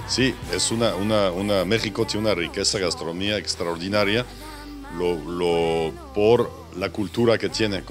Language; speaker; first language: Spanish; non-native, fluent; French